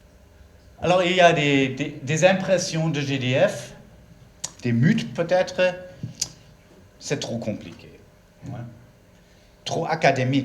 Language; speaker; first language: French; non-native, learner; German